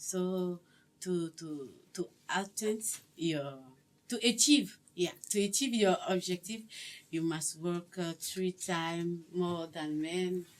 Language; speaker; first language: English; non-native, learner; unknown